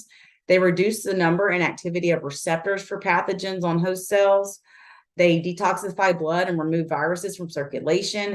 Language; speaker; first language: English; native; English